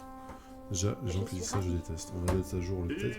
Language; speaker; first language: French; native; French